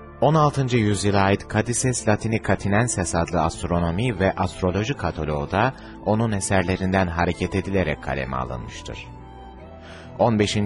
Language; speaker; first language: Turkish; native; Turkish